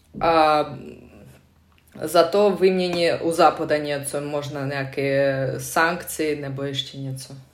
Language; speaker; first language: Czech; non-native, fluent; Russian